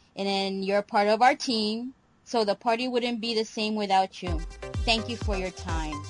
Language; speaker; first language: English; non-native, local second language; Spanish